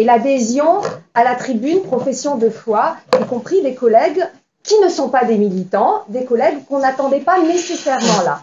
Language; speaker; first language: French; native; French